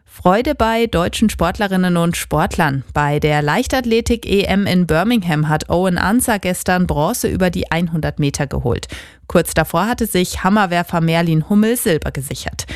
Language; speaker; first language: German; native; German